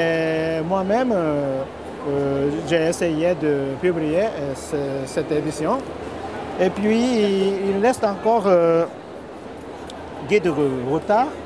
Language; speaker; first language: French; non-native, learner; Japanese